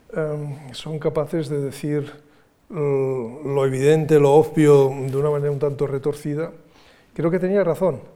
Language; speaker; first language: Spanish; native; Spanish